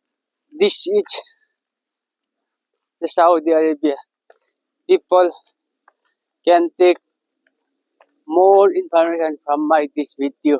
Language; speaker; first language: English; non-native, learner; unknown